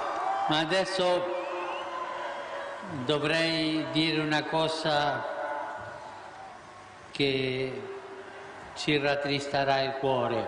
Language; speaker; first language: Italian; non-native, fluent; Spanish